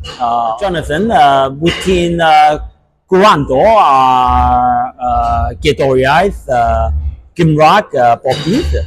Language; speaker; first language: Welsh; non-native, learner; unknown